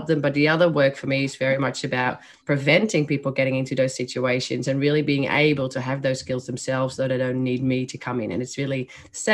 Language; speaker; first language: English; non-native, fluent; Dutch